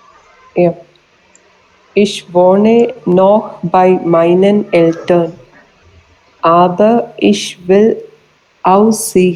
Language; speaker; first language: German; non-native, learner; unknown